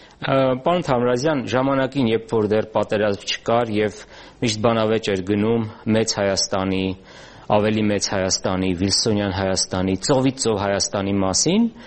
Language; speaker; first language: Armenian; native; Armenian